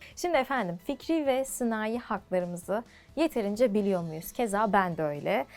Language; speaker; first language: Turkish; native; Turkish